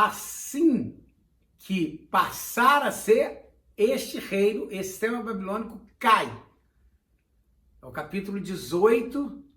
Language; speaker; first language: Portuguese; native; Portuguese